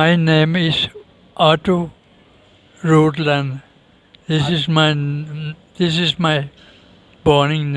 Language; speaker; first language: English; non-native, learner; Danish